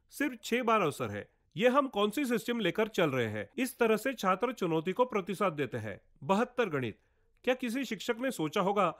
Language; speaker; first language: Hindi; non-native, local second language; Marathi